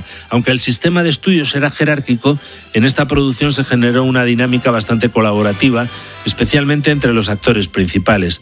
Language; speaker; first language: Spanish; native; Spanish